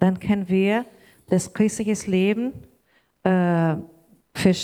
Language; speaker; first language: German; non-native, learner; Portuguese